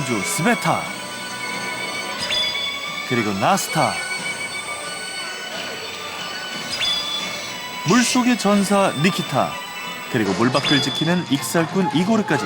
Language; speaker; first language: Korean; native; Korean